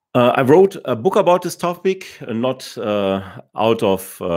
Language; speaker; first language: English; non-native, fluent; German